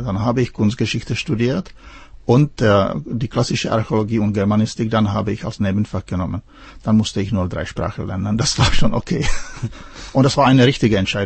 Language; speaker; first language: German; non-native, fluent; Czech